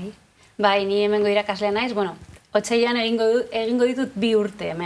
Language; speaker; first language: Basque; non-native, local second language; Spanish